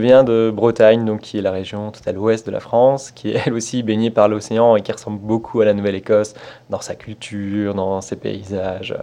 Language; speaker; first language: French; native; French